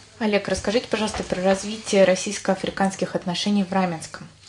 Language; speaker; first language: Russian; native; Russian